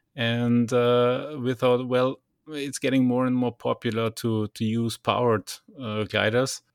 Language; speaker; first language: English; non-native, fluent; German